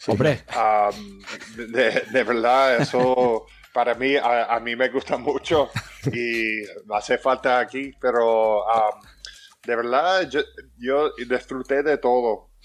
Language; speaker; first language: Spanish; early bilingual, heritage; English